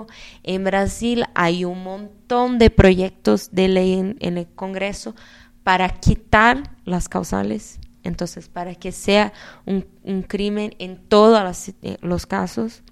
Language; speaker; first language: Spanish; non-native, fluent; Portuguese